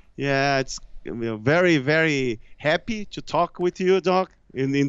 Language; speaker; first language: English; non-native, fluent; Portuguese